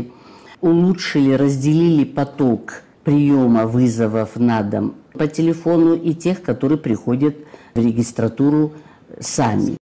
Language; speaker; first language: Russian; native; Russian